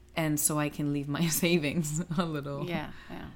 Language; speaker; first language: English; non-native, fluent; Spanish